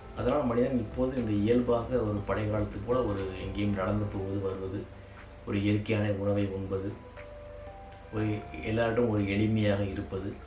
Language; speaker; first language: Tamil; native; Tamil